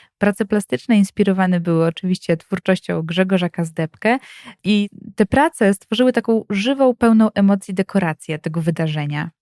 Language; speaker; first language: Polish; native; Polish